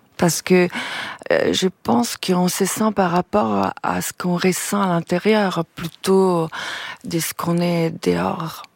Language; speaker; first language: French; non-native, fluent; Italian